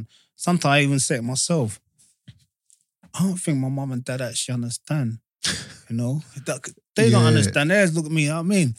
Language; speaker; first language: English; native; English